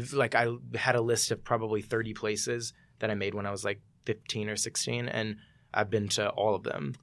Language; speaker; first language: English; native; English